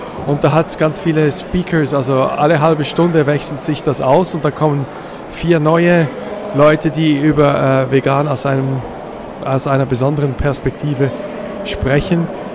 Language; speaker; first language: German; native; German